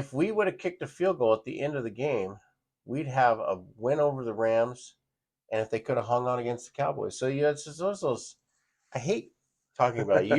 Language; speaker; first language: English; native; English